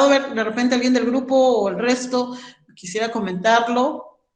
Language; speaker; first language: Spanish; native; Spanish